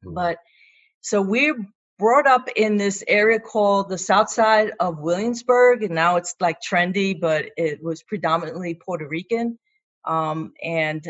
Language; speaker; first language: English; native; English